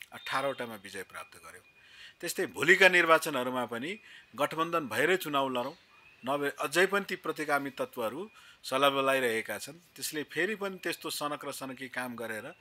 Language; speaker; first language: Nepali; non-native, local second language; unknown